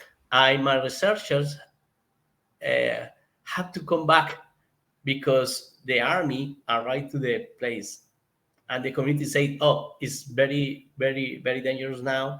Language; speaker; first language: English; non-native, learner; Spanish